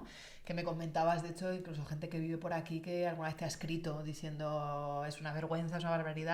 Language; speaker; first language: Spanish; native; Spanish